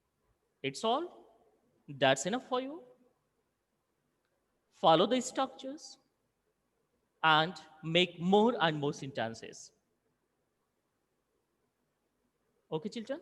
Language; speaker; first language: English; non-native, local second language; Hindi